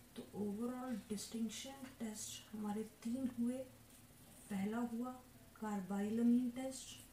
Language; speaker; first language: Hindi; native; Hindi